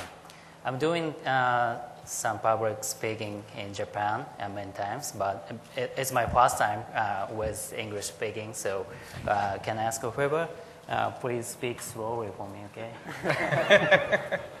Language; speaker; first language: English; non-native, learner; Japanese